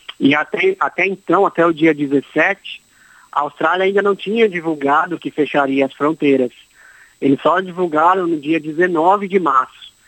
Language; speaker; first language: Portuguese; native; Portuguese